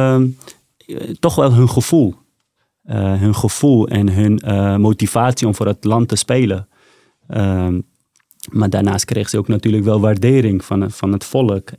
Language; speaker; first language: Dutch; early bilingual, other home language; Persian